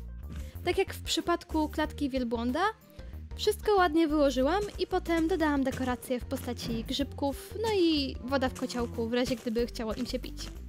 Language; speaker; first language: Polish; native; Polish